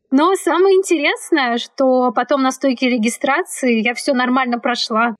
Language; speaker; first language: Russian; native; Russian